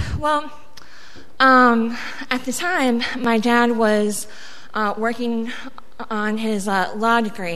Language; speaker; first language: English; early bilingual, other home language; Spanish